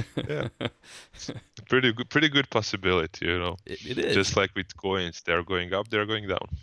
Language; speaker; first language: English; non-native, fluent; Croatian